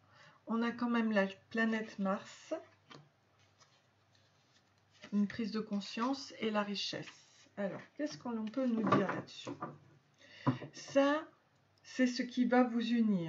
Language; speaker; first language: French; native; French